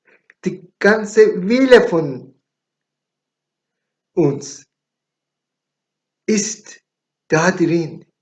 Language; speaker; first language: German; non-native, learner; Persian